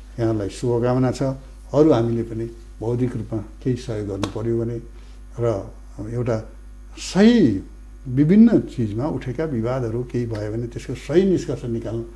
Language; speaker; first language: Nepali; native; Nepali